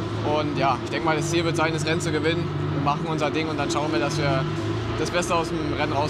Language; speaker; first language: German; native; German